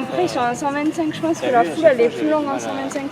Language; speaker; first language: French; native; French